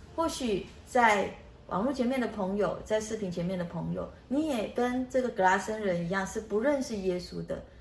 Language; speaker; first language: Chinese; native; Chinese